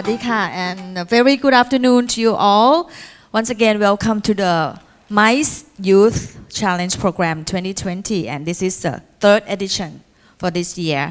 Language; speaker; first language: English; non-native, fluent; Thai